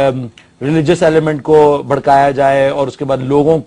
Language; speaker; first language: Urdu; native; Urdu